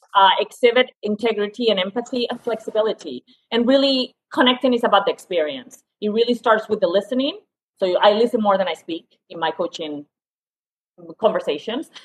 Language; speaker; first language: English; non-native, fluent; Spanish